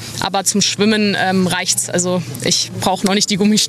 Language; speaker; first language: German; native; German